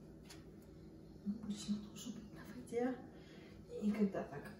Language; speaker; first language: Russian; early bilingual, heritage; Russian